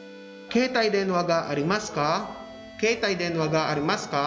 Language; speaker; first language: Japanese; non-native, fluent; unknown